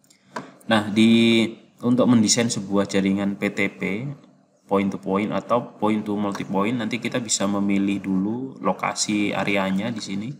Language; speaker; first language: Indonesian; native; Indonesian